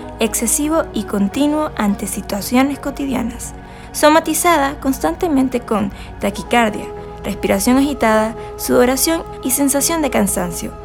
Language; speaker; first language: Spanish; native; Spanish